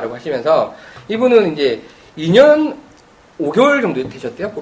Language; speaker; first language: Korean; native; Korean